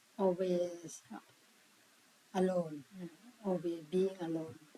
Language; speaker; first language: English; non-native, learner; Thai